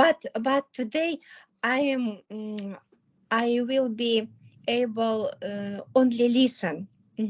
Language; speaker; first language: English; non-native, learner; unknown